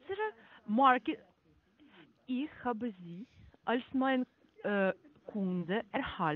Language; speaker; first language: German; non-native, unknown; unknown